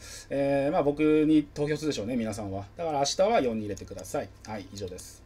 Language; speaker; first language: Japanese; native; Japanese